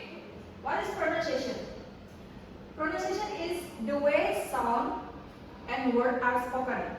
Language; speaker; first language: English; non-native, learner; Indonesian